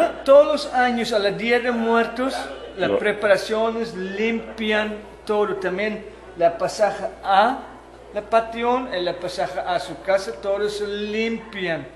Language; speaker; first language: Spanish; non-native, fluent; Dutch